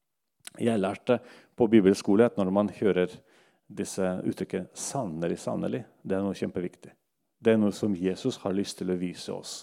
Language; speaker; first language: Norwegian; non-native, local second language; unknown